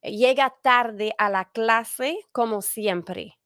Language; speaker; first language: Spanish; non-native, fluent; English